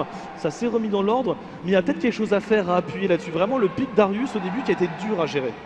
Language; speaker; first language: French; native; French